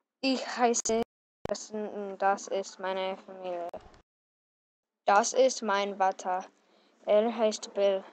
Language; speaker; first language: German; non-native, learner; English